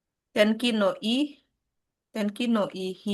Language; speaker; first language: Japanese; non-native, fluent; Indonesian